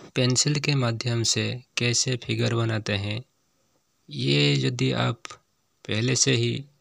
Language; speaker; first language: Hindi; non-native, local second language; Odia